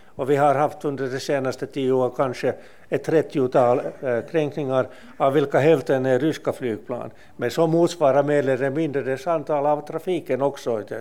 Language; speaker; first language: Swedish; non-native, local second language; Finnish